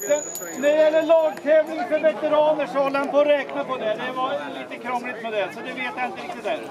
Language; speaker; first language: Swedish; native; Swedish